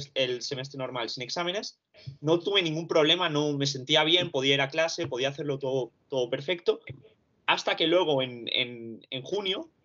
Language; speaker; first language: Spanish; early bilingual, other home language; Romanian